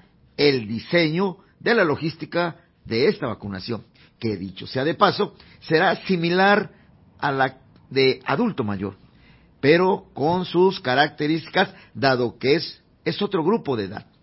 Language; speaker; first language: Spanish; native; Spanish